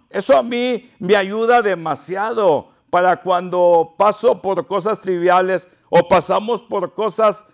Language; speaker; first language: Spanish; native; Spanish